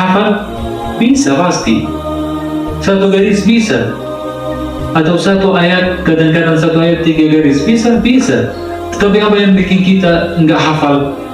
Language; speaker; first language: Indonesian; non-native, fluent; Arabic